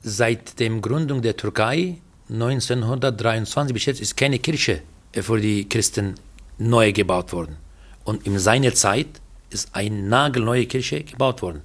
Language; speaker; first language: German; non-native, fluent; Turoyo